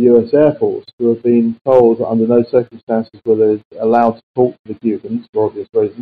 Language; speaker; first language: English; native; English